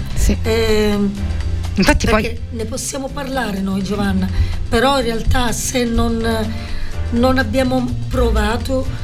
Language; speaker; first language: Italian; native; Italian